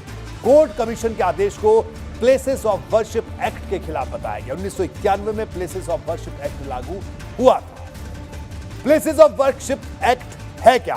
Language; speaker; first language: Hindi; native; Hindi